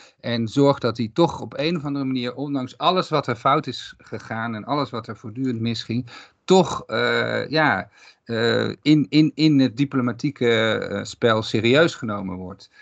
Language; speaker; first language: Dutch; native; Dutch